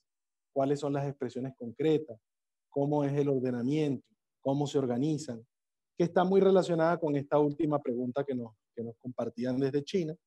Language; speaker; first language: Spanish; native; Spanish